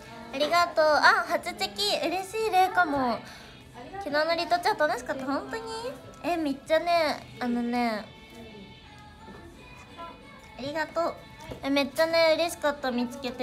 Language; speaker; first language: Japanese; native; Japanese